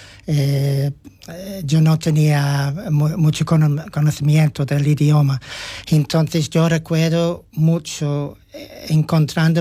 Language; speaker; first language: Spanish; non-native, fluent; English